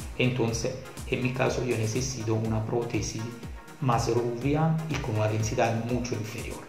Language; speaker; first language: Spanish; non-native, fluent; Italian